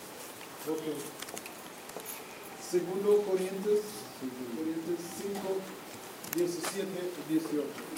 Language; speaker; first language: Spanish; non-native, fluent; English